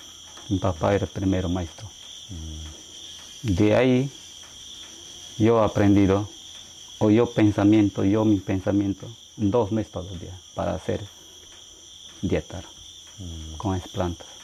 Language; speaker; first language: Spanish; non-native, local second language; Shipibo-Conibo